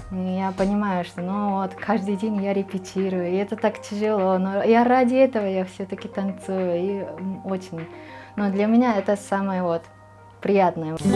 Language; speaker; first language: Russian; non-native, fluent; Japanese